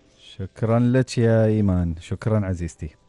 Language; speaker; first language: Arabic; native; Arabic